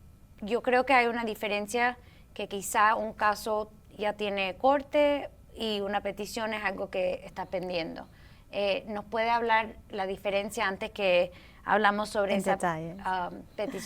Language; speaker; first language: Spanish; early bilingual, heritage; Spanish